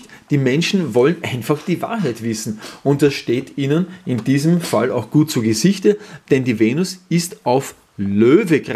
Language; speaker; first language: German; native; German